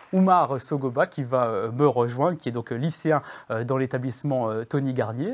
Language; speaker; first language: French; native; French